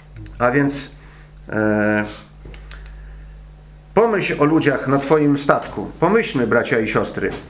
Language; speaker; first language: Polish; native; Polish